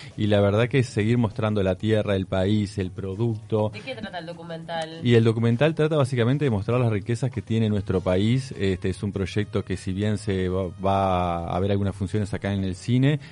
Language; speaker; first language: Spanish; native; Spanish